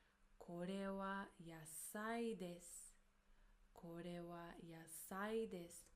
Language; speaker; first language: Japanese; non-native, fluent; English